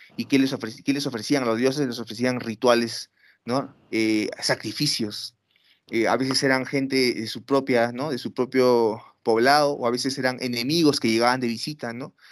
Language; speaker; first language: Spanish; native; Spanish